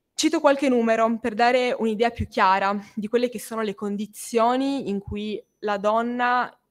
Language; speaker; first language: Italian; native; Italian